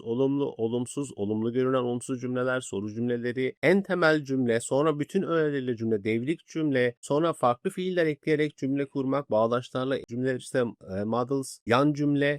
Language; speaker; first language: Turkish; native; Turkish